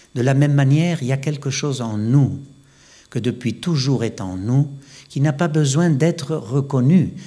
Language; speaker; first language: French; non-native, fluent; Spanish